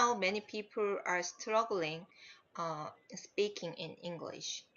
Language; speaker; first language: English; non-native, learner; Korean